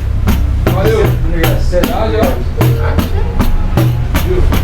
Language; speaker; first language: Portuguese; non-native, learner; Haitian Creole